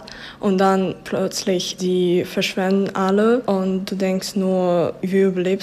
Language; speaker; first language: German; early bilingual, other home language; Ukrainian